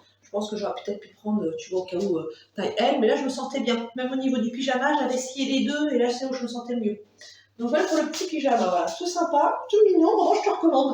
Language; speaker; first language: French; native; French